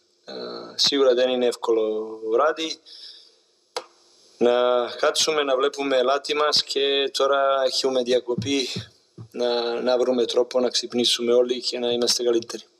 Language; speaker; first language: Greek; non-native, learner; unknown